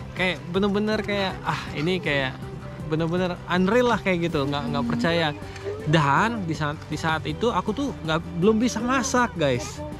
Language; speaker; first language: Indonesian; native; Indonesian